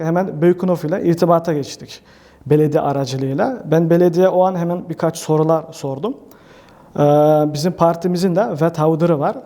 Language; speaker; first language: Turkish; early bilingual, heritage; Turkish